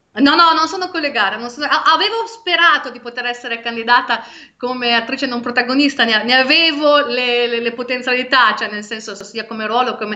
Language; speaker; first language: Italian; native; Italian